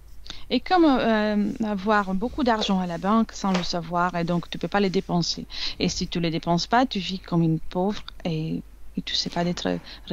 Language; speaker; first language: French; non-native, fluent; Italian